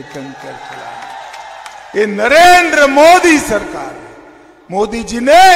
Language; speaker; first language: Hindi; non-native, local second language; Gujarati